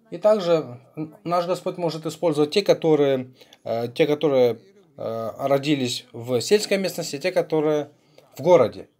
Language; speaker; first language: Russian; non-native, fluent; Korean